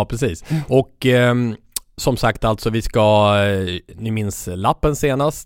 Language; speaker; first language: Swedish; native; Swedish